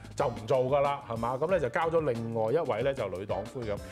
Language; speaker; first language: Cantonese; native; Cantonese